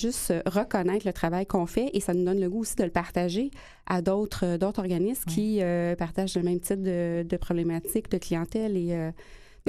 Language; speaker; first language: French; native; French